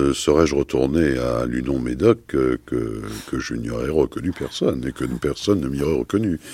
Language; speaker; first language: French; native; French